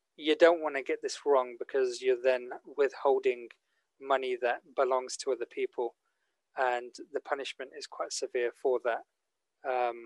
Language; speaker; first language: English; native; English